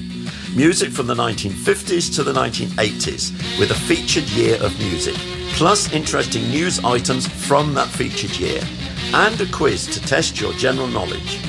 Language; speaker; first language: English; native; English